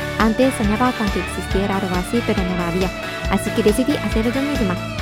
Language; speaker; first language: Spanish; non-native, fluent; Japanese